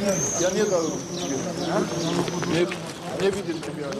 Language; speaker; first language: Russian; non-native, learner; French